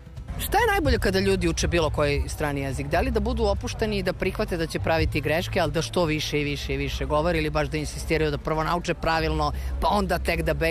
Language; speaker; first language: Serbian; native; Serbian